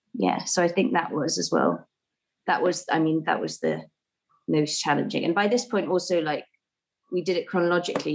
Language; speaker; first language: English; native; English